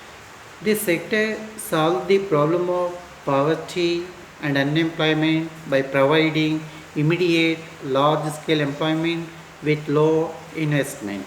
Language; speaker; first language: English; non-native, local second language; Kannada